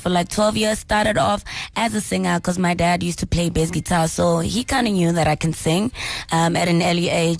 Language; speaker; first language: English; non-native, local second language; Tswana